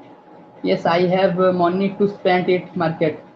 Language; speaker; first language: English; non-native, learner; Odia